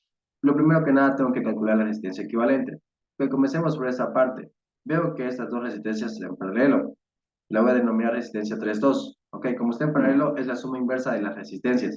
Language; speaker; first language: Spanish; native; Spanish